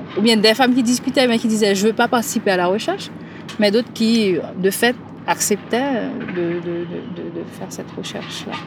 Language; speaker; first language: French; non-native, local second language; Haitian Creole